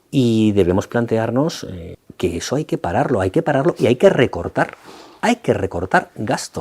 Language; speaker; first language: Spanish; native; Spanish